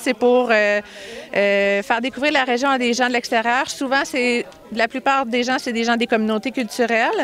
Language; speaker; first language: French; native; French